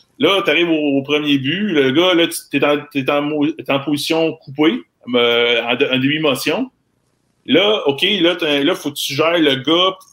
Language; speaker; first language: French; native; French